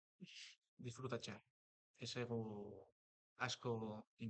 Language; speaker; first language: Basque; non-native, local second language; Spanish